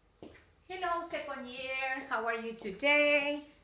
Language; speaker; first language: English; non-native, fluent; Spanish